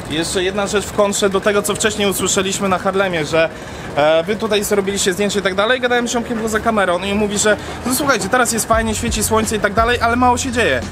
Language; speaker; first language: Polish; native; Polish